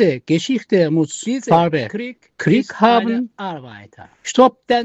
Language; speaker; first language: German; non-native, learner; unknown